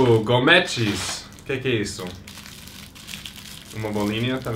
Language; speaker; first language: Portuguese; non-native, fluent; English